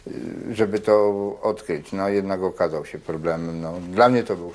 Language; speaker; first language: Polish; native; Polish